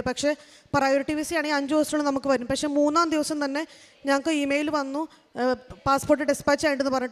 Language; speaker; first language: Malayalam; native; Malayalam